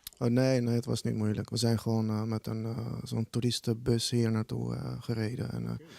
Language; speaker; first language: Dutch; early bilingual, other home language; Armenian